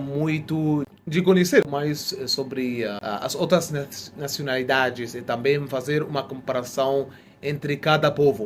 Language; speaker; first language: Portuguese; non-native, fluent; Arabic